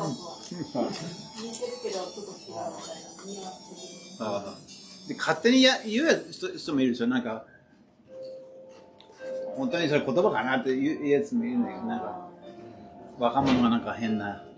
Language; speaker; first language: Japanese; non-native, fluent; English